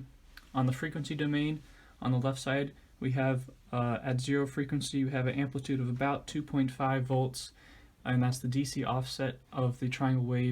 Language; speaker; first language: English; native; English